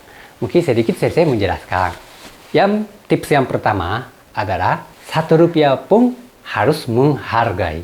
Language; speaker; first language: Indonesian; non-native, fluent; Japanese